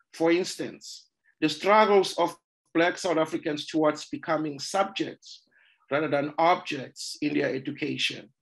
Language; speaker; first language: English; non-native, local second language; Zulu